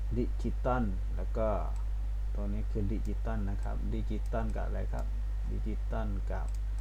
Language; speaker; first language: Thai; non-native, local second language; Pattani Malay